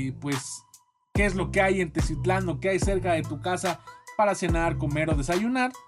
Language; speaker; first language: Spanish; native; Spanish